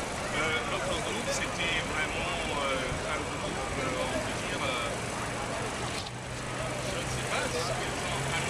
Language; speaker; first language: French; non-native, fluent; Arabic